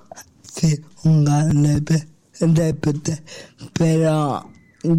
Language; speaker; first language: Catalan; non-native, local second language; Spanish